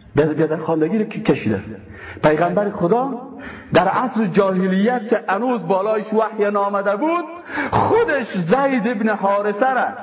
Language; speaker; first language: Persian; native; Persian